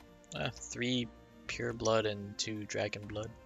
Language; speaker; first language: English; native; English